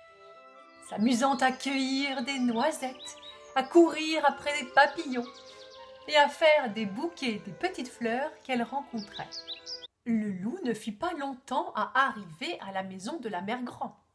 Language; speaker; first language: French; native; French